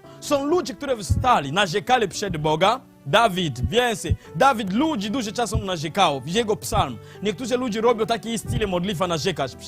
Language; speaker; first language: Polish; non-native, learner; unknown